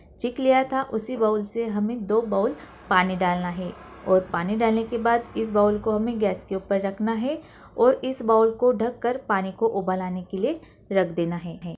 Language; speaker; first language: Hindi; non-native, local second language; Marathi